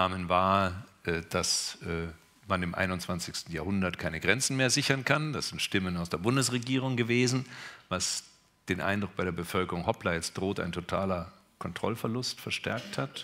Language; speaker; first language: German; native; German